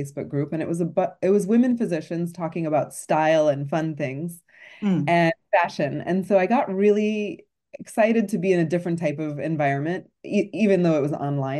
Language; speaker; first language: English; native; English